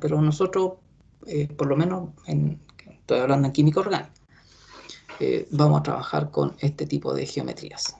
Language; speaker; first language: Spanish; native; Spanish